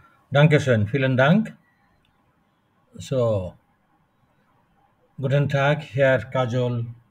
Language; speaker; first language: German; non-native, fluent; Bangla